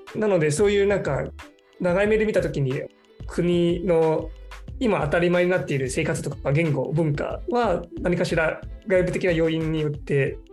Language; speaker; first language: Japanese; non-native, fluent; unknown